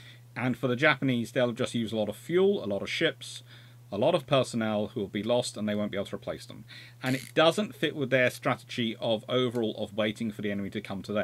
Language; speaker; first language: English; native; English